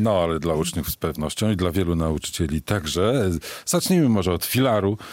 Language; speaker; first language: Polish; native; Polish